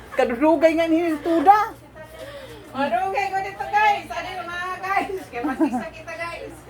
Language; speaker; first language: Filipino; native; Filipino